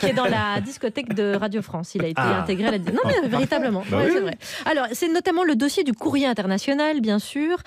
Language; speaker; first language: French; native; French